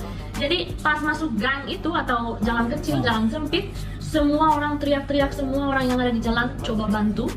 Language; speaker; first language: Indonesian; non-native, fluent; Spanish